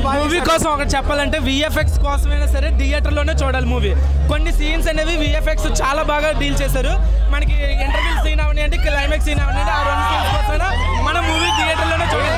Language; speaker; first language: Telugu; native; Telugu